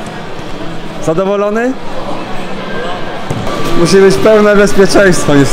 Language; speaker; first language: Polish; native; Polish